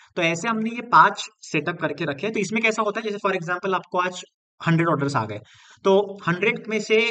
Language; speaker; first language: Hindi; non-native, local second language; Marathi